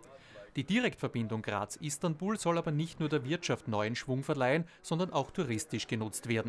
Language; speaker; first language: German; native; German